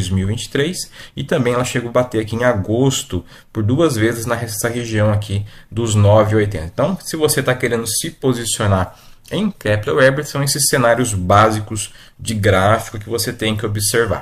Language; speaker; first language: Portuguese; native; Portuguese